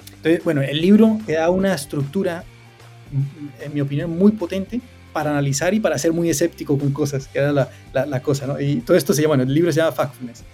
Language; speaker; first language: Spanish; native; Spanish